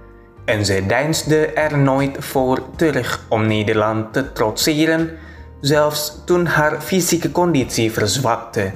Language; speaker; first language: Dutch; non-native, fluent; Indonesian